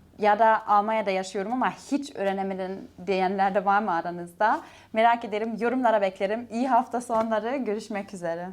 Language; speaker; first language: Turkish; non-native, fluent; German